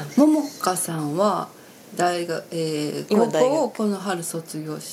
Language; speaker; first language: Japanese; native; Japanese